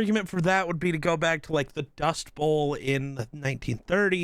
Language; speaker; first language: English; native; English